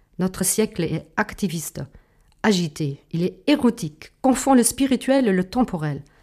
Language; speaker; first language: French; non-native, fluent; German